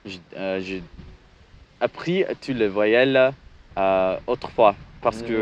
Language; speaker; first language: French; non-native, learner; English